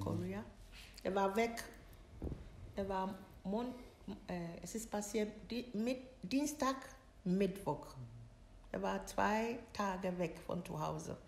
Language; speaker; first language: German; non-native, learner; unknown